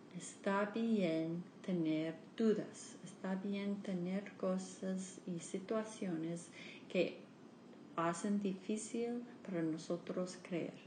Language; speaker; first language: Spanish; non-native, learner; English